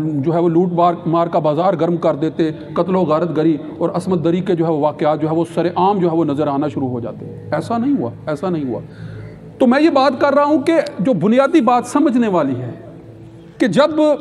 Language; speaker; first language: Urdu; native; Urdu